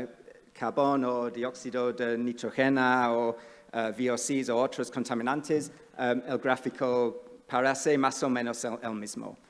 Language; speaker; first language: Spanish; non-native, fluent; English